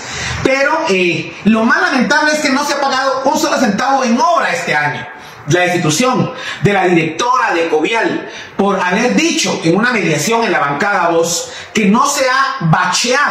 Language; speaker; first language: Spanish; native; Spanish